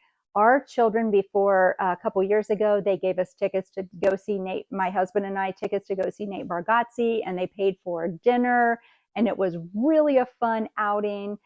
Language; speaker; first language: English; native; English